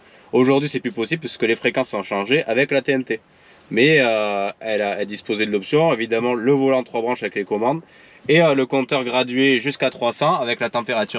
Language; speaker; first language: French; native; French